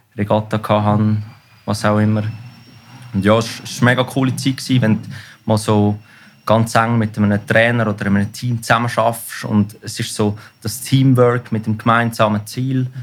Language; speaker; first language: German; native; German